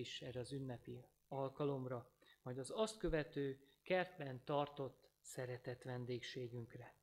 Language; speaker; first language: Hungarian; native; Hungarian